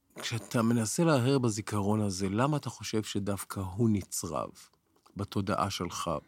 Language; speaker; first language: Hebrew; native; Hebrew